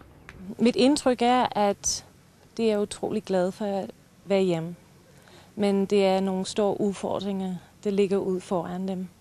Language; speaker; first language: Danish; non-native, fluent; English